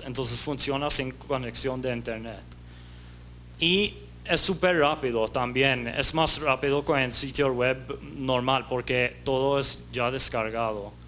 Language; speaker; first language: Spanish; non-native, fluent; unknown